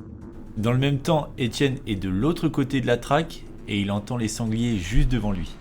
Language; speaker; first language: French; native; French